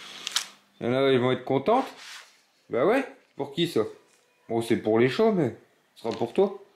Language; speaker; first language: French; native; French